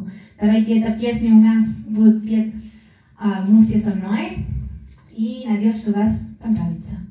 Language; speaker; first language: Russian; non-native, learner; Spanish